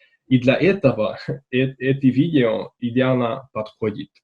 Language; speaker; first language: Russian; non-native, learner; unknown